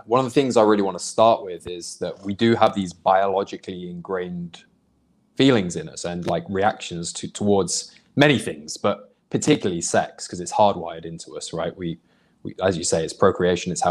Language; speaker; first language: English; native; English